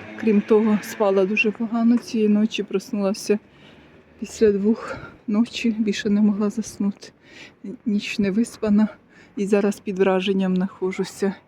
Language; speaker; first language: Ukrainian; native; Ukrainian